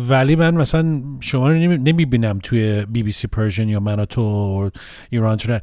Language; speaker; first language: Persian; early bilingual, heritage; Persian